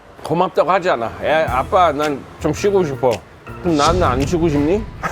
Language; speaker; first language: Korean; non-native, fluent; English